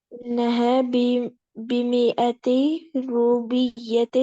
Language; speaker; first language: Arabic; non-native, learner; Urdu